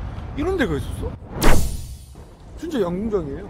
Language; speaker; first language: Korean; native; Korean